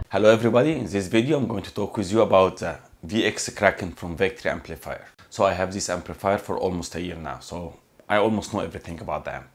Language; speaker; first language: English; non-native, fluent; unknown